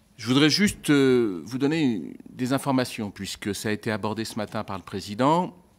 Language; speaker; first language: French; native; French